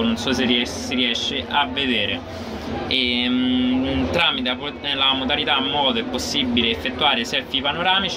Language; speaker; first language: Italian; native; Italian